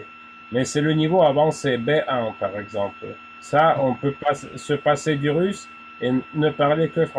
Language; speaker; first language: French; non-native, fluent; Russian